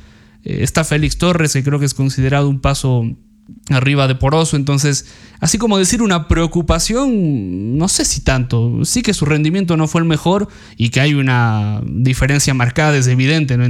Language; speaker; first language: Spanish; native; Spanish